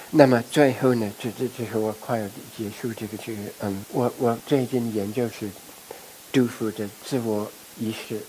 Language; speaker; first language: Chinese; non-native, fluent; English